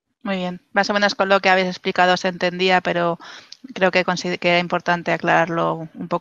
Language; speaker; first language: Spanish; native; Spanish